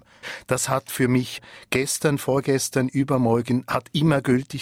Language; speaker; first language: German; native; German